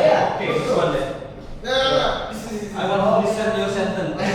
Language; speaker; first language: English; non-native, learner; Indonesian